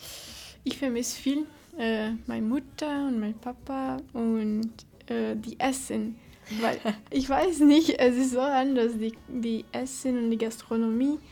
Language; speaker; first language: German; non-native, learner; Portuguese